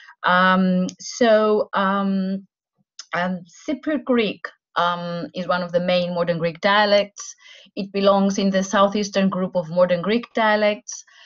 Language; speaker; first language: English; non-native, fluent; Greek